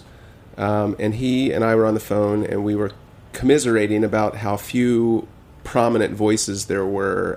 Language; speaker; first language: English; native; English